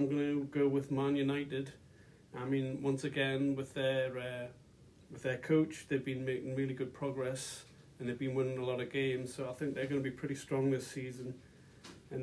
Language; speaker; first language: English; native; English